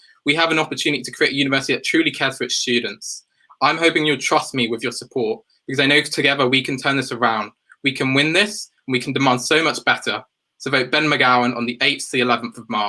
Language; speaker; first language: English; native; English